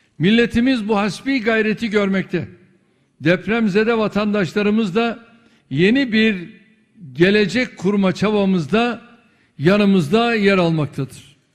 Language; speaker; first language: Turkish; native; Turkish